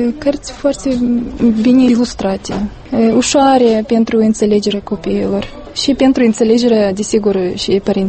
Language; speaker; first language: Romanian; non-native, local second language; Russian